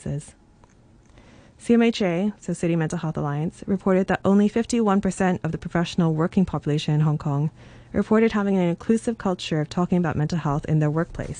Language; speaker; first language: English; non-native, local second language; Cantonese